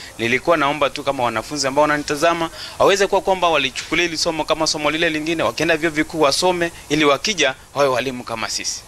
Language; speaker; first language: Swahili; non-native, local second language; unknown